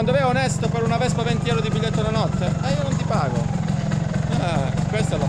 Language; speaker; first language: Italian; native; Italian